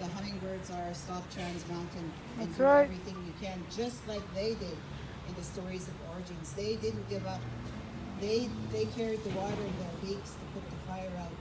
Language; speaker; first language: English; native; English